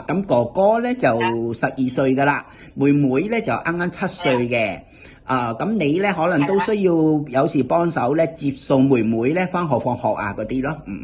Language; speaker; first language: Cantonese; native; Cantonese